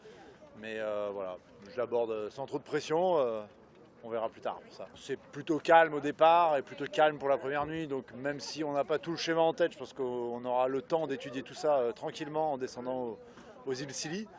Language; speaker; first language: French; native; French